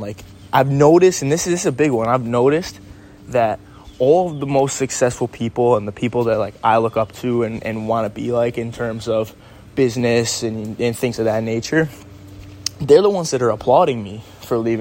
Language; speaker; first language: English; native; English